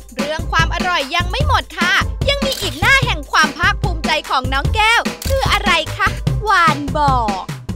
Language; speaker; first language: Thai; native; Thai